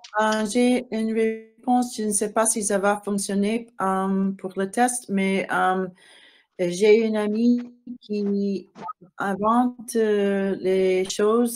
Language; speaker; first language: French; non-native, learner; English